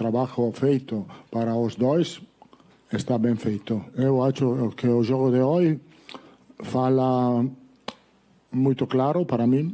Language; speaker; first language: Portuguese; non-native, learner; Italian